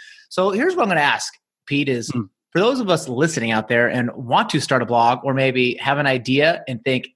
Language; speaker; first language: English; native; English